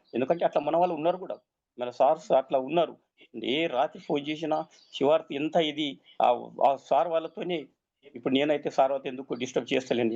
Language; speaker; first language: Telugu; native; Telugu